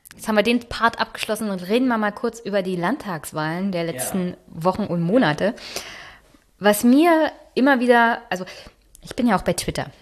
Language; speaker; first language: German; native; German